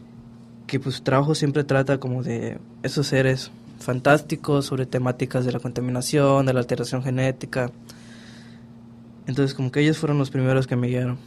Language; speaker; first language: Spanish; native; Spanish